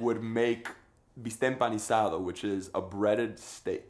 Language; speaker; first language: English; early bilingual, other home language; Spanish